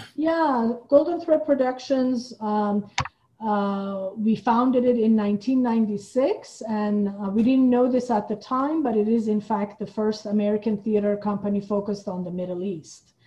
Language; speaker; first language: English; non-native, fluent; Persian